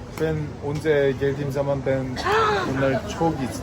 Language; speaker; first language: Turkish; non-native, learner; Korean